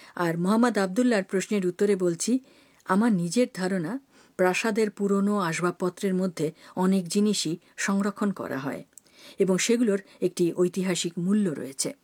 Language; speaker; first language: Bangla; native; Bangla